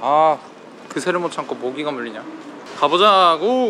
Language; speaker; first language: Korean; native; Korean